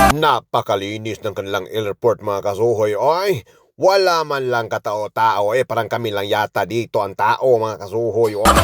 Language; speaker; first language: Filipino; non-native, local second language; Cebuano